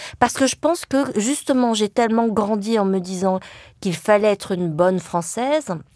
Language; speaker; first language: French; early bilingual, other home language; Vietnamese